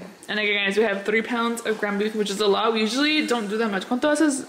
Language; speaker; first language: English; early bilingual, other home language; Spanish